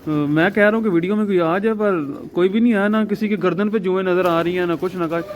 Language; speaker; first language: Urdu; non-native, local second language; Punjabi